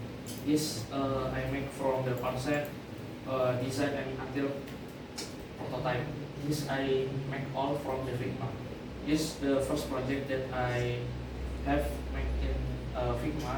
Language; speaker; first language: English; non-native, learner; Indonesian